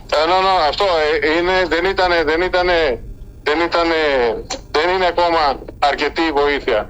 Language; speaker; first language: Greek; early bilingual, heritage; Spanish